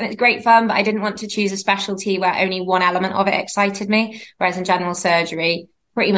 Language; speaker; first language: English; native; English